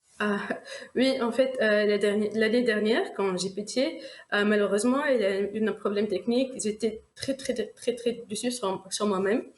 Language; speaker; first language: French; non-native, local second language; Arabic